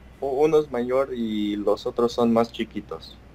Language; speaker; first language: Spanish; early bilingual, heritage; Spanish